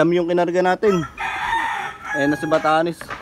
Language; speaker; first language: Filipino; native; Filipino